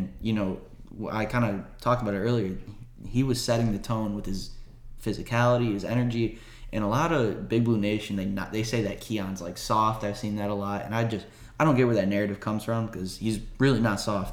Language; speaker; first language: English; native; English